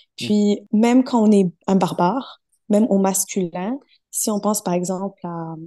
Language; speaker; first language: French; early bilingual, other home language; Arabic